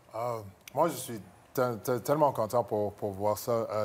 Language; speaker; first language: French; non-native, local second language; English